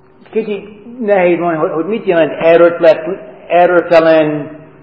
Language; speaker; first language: Hungarian; non-native, fluent; English